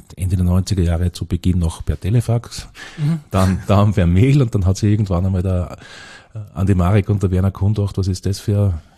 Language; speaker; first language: German; native; German